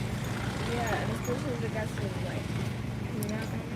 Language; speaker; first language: English; native; English